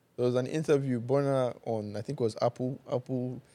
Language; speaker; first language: English; non-native, local second language; Yoruba